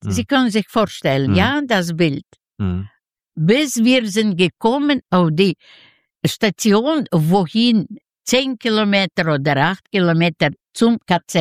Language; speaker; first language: German; non-native, fluent; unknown